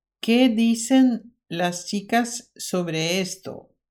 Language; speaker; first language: Spanish; non-native, fluent; Norwegian